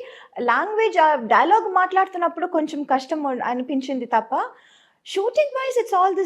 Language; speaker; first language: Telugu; non-native, local second language; Tamil